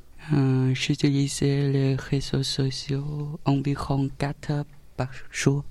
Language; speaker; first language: French; non-native, learner; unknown